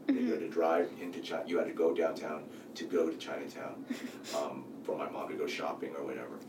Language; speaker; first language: English; native; English